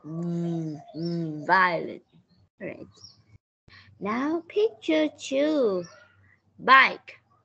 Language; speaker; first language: English; non-native, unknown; Vietnamese